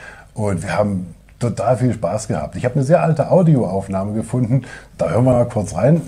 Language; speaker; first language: German; native; German